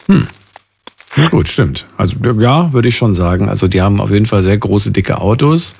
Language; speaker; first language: German; native; German